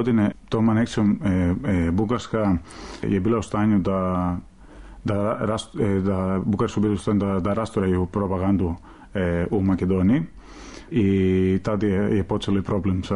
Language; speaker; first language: Serbian; non-native, fluent; Greek